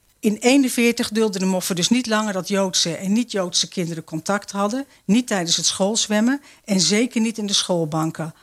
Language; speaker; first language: Dutch; native; Dutch